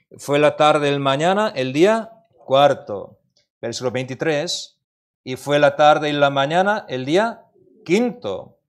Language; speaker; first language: Spanish; non-native, learner; Korean